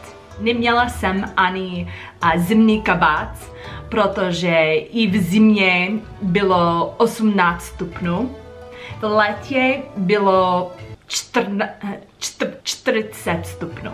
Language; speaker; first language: Czech; non-native, learner; English